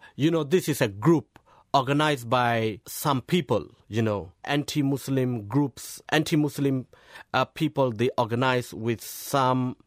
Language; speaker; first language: English; non-native, fluent; Burmese